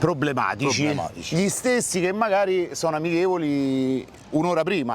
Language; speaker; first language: Italian; native; Italian